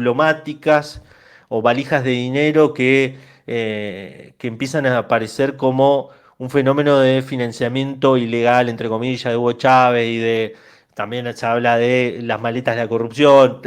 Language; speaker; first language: Spanish; native; Spanish